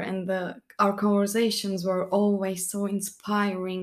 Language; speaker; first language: English; non-native, fluent; Turkish